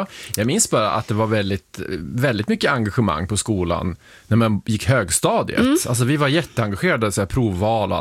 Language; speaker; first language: Swedish; native; Swedish